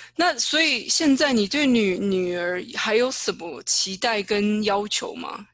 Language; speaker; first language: Chinese; native; Chinese